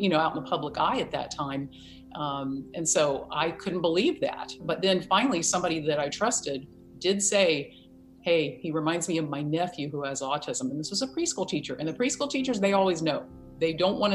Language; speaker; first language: English; native; English